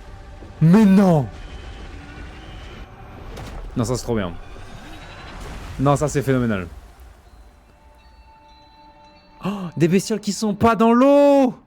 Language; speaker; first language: French; native; French